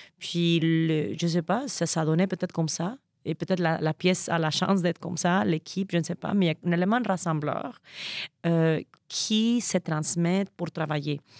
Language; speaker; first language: French; non-native, fluent; Spanish